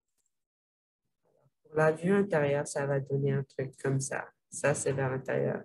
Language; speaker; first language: French; non-native, local second language; Arabic